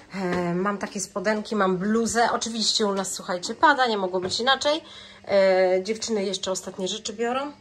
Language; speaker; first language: Polish; native; Polish